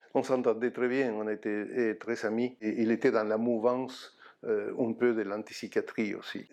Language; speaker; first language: French; non-native, fluent; Spanish